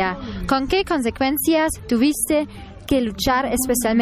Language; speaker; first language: Spanish; non-native, learner; German